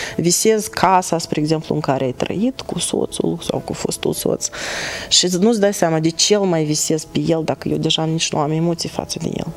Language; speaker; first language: Romanian; native; Romanian